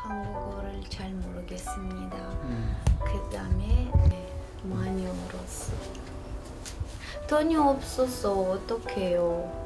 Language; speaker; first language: Korean; non-native, learner; Russian